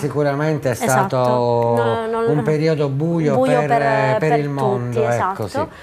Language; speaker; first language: Italian; native; Italian